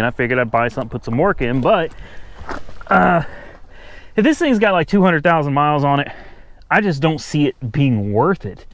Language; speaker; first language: English; native; English